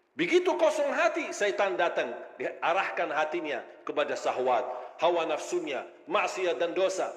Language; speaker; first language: Malay; non-native, fluent; Arabic